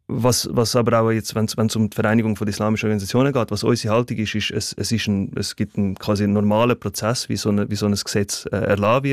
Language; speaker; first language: German; early bilingual, other home language; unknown